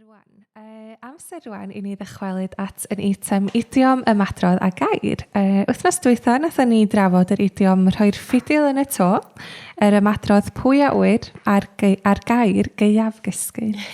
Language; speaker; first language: Welsh; native; Welsh